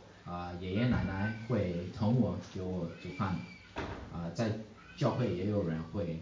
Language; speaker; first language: Chinese; early bilingual, heritage; English